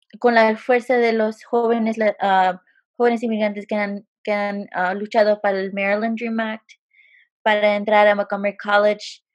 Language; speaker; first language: Spanish; early bilingual, heritage; Spanish